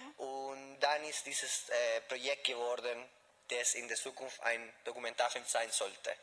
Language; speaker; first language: German; non-native, fluent; Spanish